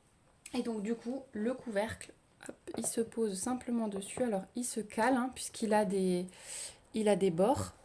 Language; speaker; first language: French; native; French